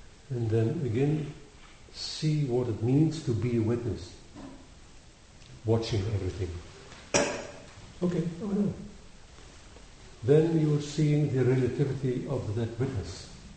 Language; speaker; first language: English; non-native, fluent; Dutch